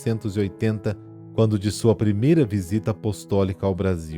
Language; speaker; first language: Portuguese; native; Portuguese